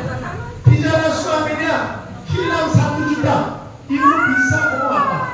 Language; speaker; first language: Indonesian; non-native, learner; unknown